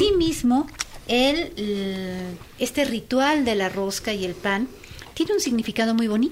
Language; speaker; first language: Spanish; native; Spanish